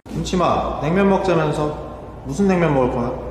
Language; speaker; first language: Korean; native; Korean